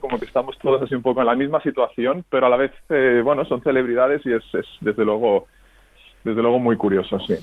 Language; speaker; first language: Spanish; native; Spanish